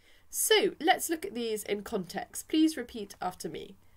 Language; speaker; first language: English; native; English